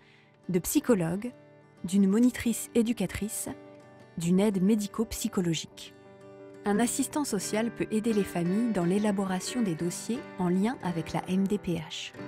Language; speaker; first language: French; native; French